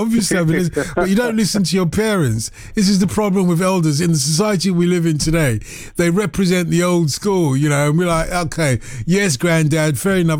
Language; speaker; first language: English; non-native, local second language; Yoruba